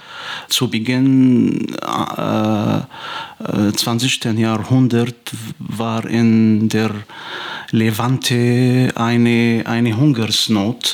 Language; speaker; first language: German; non-native, fluent; Arabic